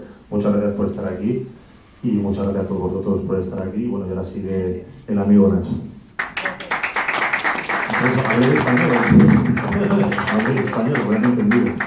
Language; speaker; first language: Spanish; native; Spanish